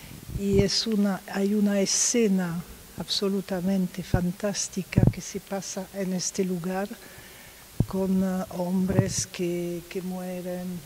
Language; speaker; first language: Spanish; non-native, learner; French